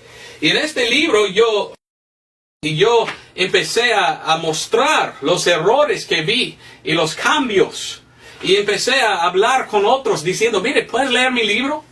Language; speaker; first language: Spanish; non-native, fluent; English